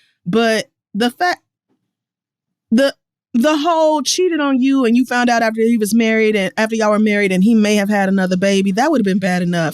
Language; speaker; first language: English; native; English